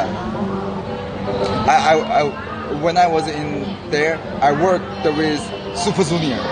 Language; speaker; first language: English; non-native, learner; Korean